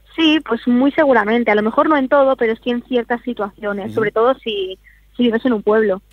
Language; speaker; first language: Spanish; native; Spanish